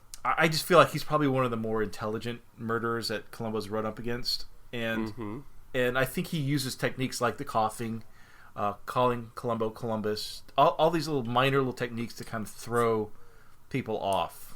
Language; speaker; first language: English; native; English